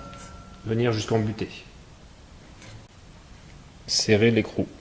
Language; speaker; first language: French; native; French